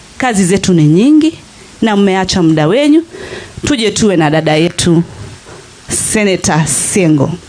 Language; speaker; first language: Swahili; non-native, local second language; Kamba